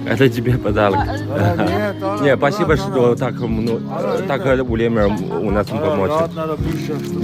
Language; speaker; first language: Russian; non-native, fluent; Chinese